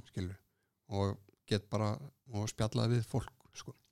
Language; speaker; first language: Icelandic; native; Icelandic